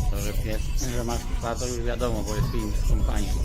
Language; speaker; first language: Polish; native; Polish